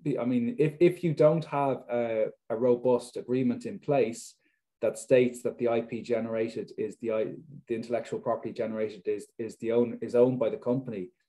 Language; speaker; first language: English; native; English